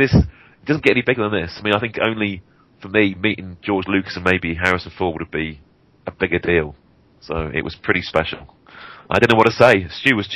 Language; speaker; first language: English; native; English